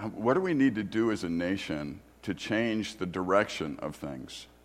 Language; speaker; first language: English; native; English